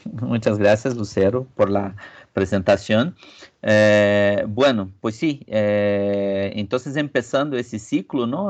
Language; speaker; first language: Spanish; non-native, fluent; Portuguese